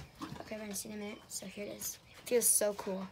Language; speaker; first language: English; native; English